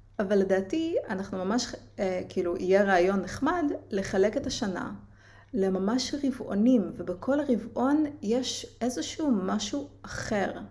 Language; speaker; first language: Hebrew; native; Hebrew